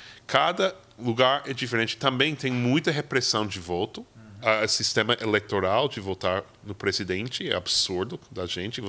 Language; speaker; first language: Portuguese; non-native, fluent; English